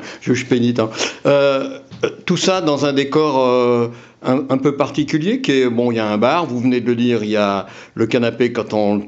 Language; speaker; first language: French; native; French